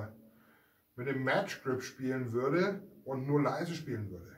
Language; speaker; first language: German; native; German